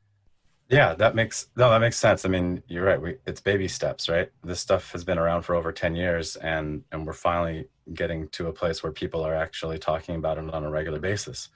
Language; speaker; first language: English; native; English